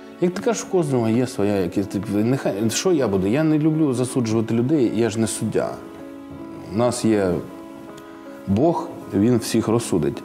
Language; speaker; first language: Ukrainian; non-native, local second language; Russian